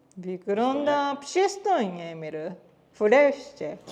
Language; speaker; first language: Polish; non-native, learner; Japanese